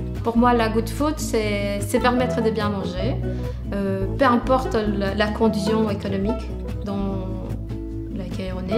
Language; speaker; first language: French; non-native, fluent; Spanish